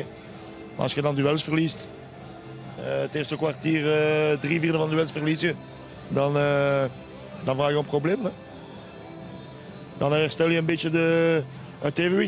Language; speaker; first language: Dutch; native; Dutch